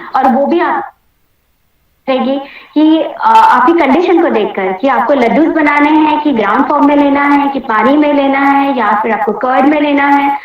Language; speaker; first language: Hindi; non-native, local second language; Marathi